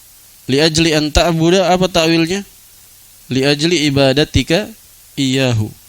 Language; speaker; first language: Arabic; non-native, fluent; Indonesian